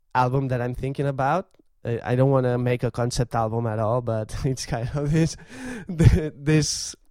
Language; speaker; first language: English; non-native, fluent; Catalan